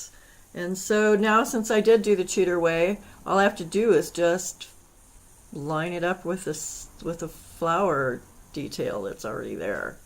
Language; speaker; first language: English; native; English